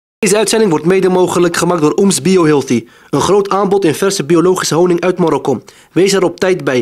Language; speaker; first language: Dutch; native; Dutch